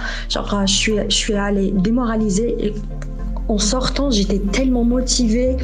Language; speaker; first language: French; non-native, local second language; Arabic